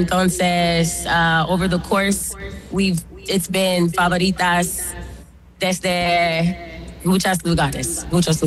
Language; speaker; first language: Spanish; non-native, learner; English